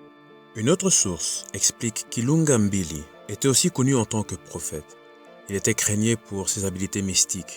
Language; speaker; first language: French; native; French